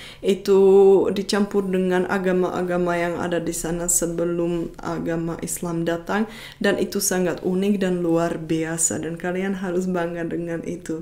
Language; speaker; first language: Indonesian; non-native, fluent; Czech